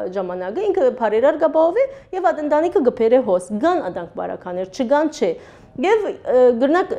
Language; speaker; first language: Armenian; early bilingual, heritage; Armenian